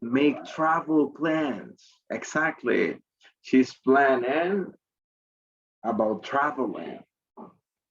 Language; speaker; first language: English; non-native, fluent; Spanish